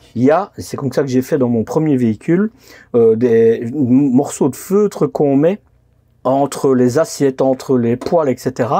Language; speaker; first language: French; native; French